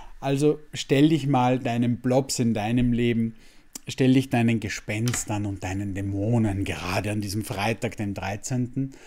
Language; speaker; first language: German; native; German